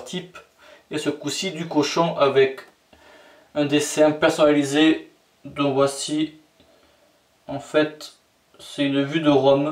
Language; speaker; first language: French; native; French